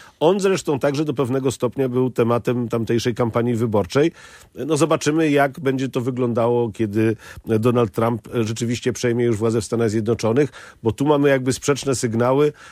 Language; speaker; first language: Polish; native; Polish